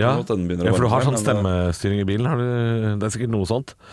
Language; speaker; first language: Norwegian; native; Norwegian